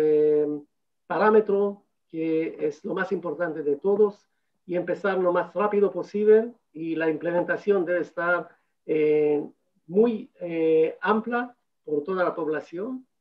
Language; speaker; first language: Spanish; non-native, fluent; Hebrew